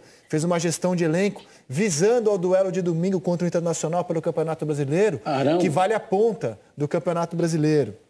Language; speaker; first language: Portuguese; native; Portuguese